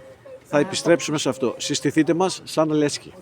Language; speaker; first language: Greek; native; Greek